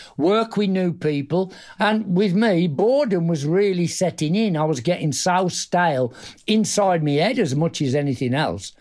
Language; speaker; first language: English; native; English